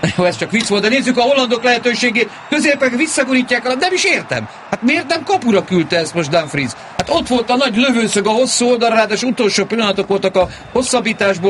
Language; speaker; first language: Hungarian; native; Hungarian